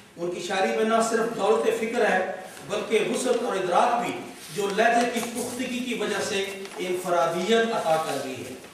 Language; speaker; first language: Urdu; non-native, local second language; Punjabi